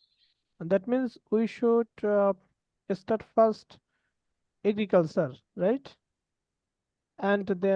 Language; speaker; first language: English; non-native, learner; Bangla